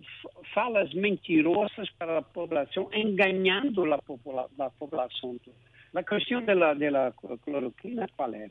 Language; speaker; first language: Spanish; non-native, local second language; Portuguese